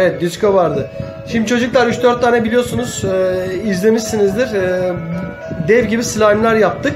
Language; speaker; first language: Turkish; native; Turkish